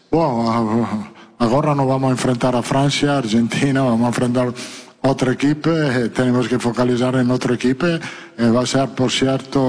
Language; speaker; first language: Portuguese; non-native, learner; Italian